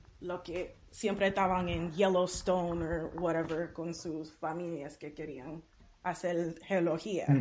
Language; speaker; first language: Spanish; early bilingual, heritage; Spanish